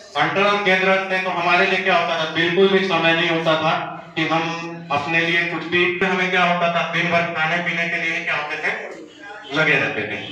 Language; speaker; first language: Hindi; native; Hindi